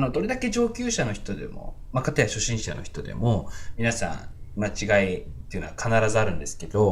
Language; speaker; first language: Japanese; native; Japanese